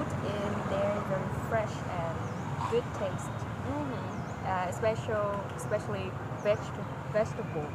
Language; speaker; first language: English; non-native, fluent; Vietnamese